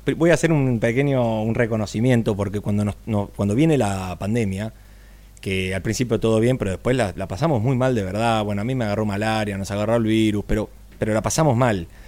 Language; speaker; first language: Spanish; native; Spanish